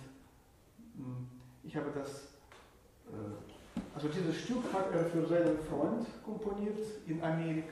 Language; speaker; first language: German; non-native, fluent; Russian